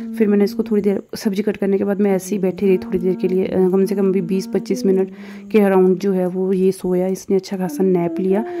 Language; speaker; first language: Hindi; non-native, local second language; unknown